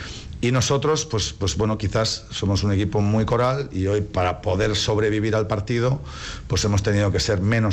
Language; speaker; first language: Spanish; native; Spanish